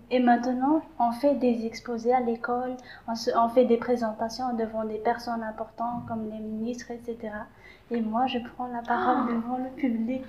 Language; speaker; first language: French; non-native, local second language; Malagasy